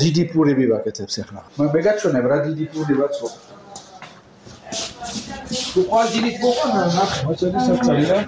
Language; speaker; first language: Georgian; non-native, learner; French